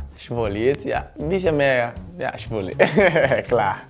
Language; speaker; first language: German; non-native, learner; Portuguese